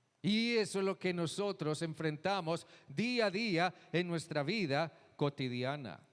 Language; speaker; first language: Spanish; native; Spanish